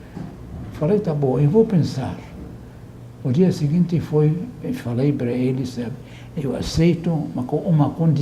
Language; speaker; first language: Portuguese; non-native, fluent; Arabic